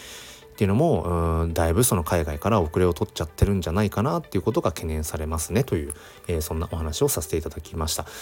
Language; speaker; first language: Japanese; native; Japanese